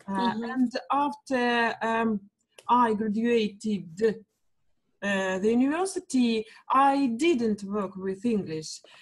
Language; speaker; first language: English; non-native, learner; Russian